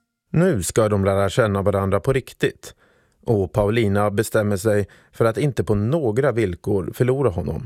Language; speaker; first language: Swedish; native; Swedish